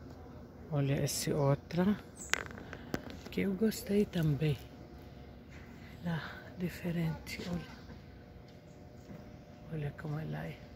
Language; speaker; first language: Portuguese; non-native, fluent; Arabic